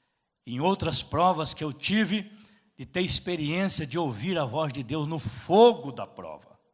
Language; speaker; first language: Portuguese; native; Portuguese